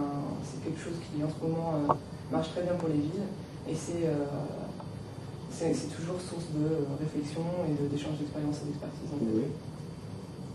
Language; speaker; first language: French; native; French